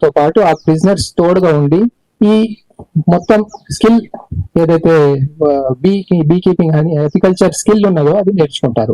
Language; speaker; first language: Telugu; native; Telugu